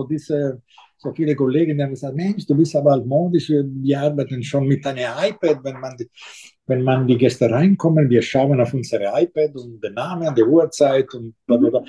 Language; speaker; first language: German; non-native, fluent; Italian